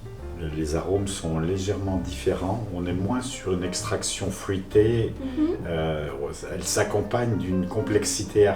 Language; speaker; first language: French; native; French